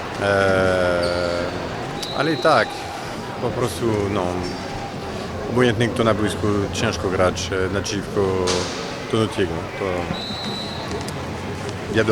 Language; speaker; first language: Polish; non-native, fluent; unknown